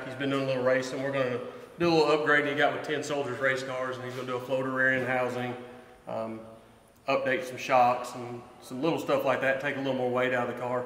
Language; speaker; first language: English; native; English